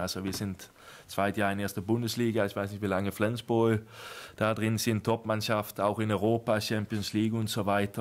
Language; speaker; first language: German; non-native, fluent; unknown